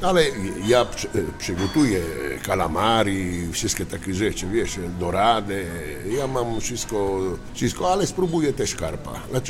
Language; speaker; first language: Polish; non-native, learner; Italian